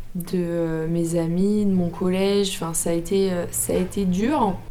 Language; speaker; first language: French; native; French